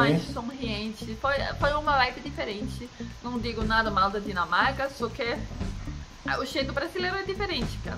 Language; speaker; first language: Portuguese; non-native, fluent; Danish